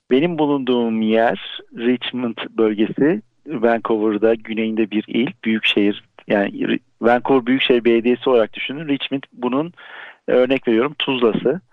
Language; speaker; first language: Turkish; native; Turkish